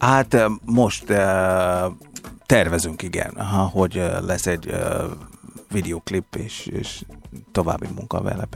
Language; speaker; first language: Hungarian; non-native, fluent; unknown